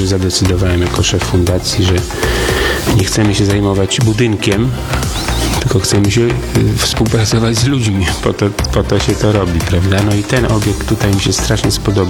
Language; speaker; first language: Polish; native; Polish